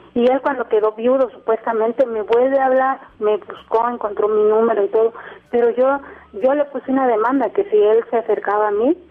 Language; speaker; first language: Spanish; native; Spanish